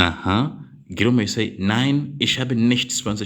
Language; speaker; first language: German; non-native, learner; English